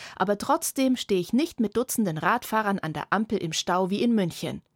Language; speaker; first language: German; native; German